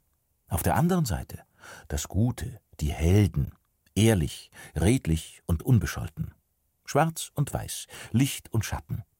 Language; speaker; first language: German; native; German